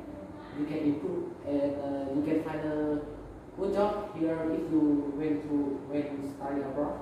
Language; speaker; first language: English; non-native, learner; Vietnamese